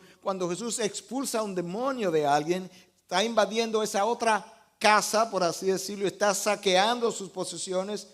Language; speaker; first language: Spanish; native; Spanish